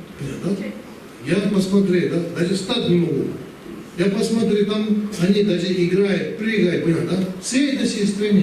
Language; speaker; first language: Russian; non-native, learner; Tibetan